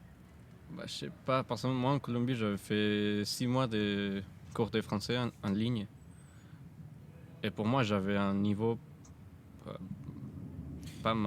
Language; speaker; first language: French; non-native, fluent; Spanish